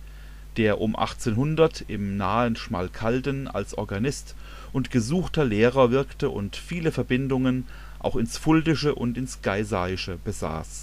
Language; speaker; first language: German; native; German